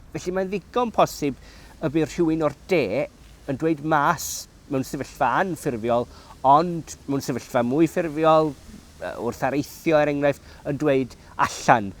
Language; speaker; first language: Welsh; native; Welsh